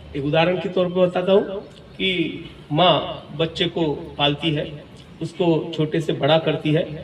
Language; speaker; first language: Hindi; non-native, local second language; Marathi